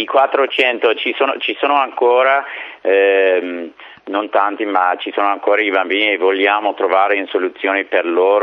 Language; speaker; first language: Italian; non-native, fluent; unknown